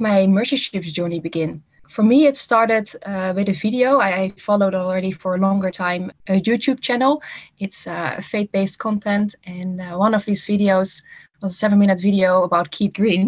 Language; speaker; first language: English; non-native, fluent; Dutch